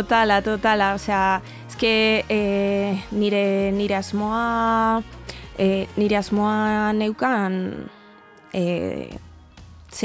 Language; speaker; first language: Basque; non-native, learner; Spanish